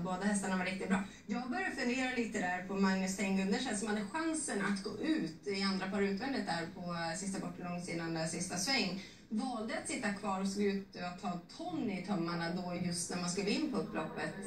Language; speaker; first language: Swedish; native; Swedish